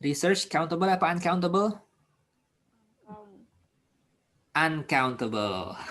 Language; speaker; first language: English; non-native, fluent; Indonesian